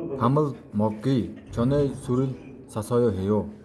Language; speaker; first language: Korean; non-native, fluent; Mongolian